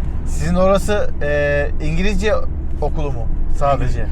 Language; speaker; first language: Turkish; native; Turkish